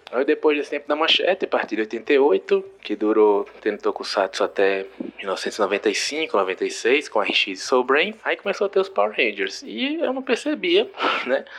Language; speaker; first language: Portuguese; native; Portuguese